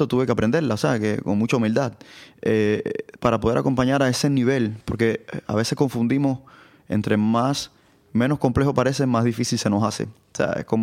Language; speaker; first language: Spanish; native; Spanish